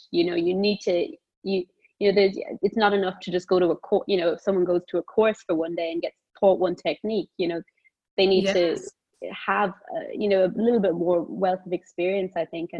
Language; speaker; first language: English; native; English